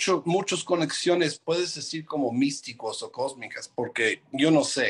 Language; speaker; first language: Spanish; non-native, fluent; English